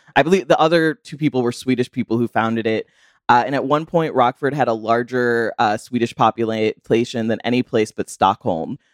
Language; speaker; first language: English; native; English